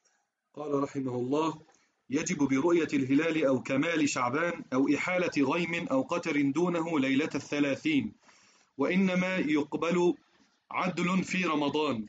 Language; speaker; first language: Arabic; native; Arabic